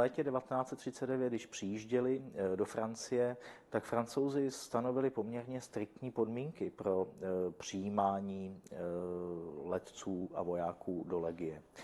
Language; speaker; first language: Czech; native; Czech